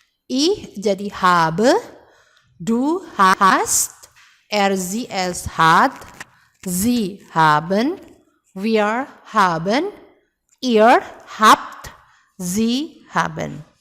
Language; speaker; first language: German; non-native, fluent; Indonesian